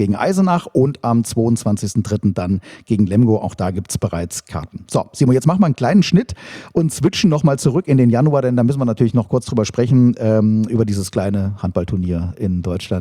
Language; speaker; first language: German; native; German